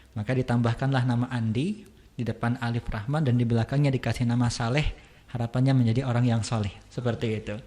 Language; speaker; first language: Indonesian; non-native, local second language; Sundanese